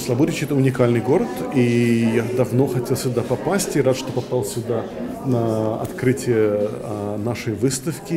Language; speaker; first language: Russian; early bilingual, heritage; English